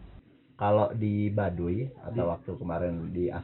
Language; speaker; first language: Indonesian; non-native, local second language; Javanese